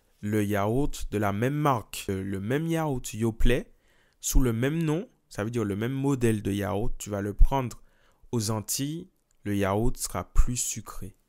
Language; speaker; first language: French; native; French